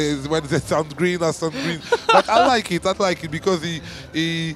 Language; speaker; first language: English; non-native, learner; French